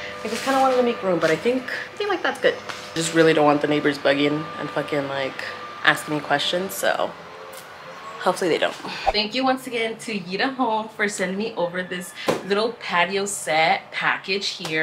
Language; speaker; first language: English; early bilingual, other home language; Spanish